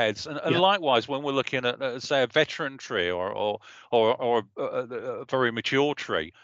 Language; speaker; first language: English; native; English